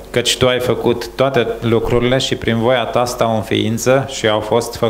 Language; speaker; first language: Romanian; native; Romanian